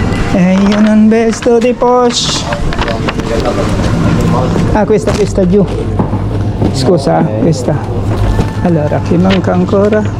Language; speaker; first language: Italian; non-native, learner; Filipino